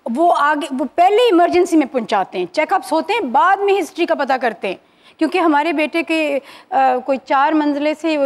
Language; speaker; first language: Urdu; native; Urdu